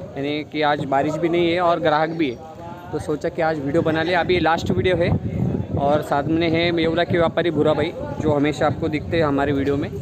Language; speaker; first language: Hindi; non-native, local second language; Marathi